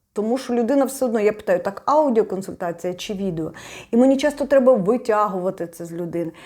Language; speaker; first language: Ukrainian; non-native, local second language; Russian